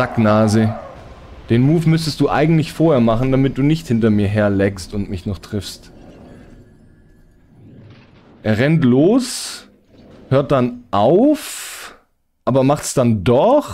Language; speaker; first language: German; native; German